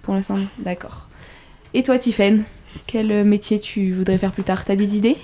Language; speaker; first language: French; native; French